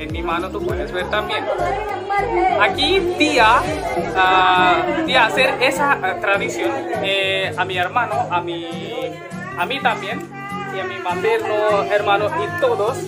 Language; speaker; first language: Spanish; non-native, learner; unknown